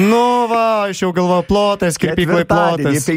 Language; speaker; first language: Lithuanian; native; Lithuanian